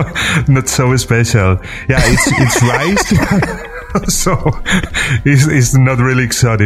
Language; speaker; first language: English; non-native, fluent; Spanish